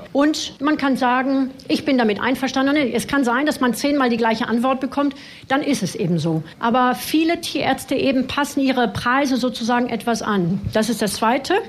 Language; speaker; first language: German; non-native, fluent; French